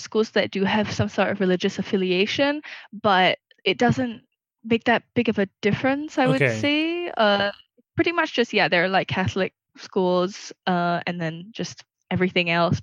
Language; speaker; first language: English; native; English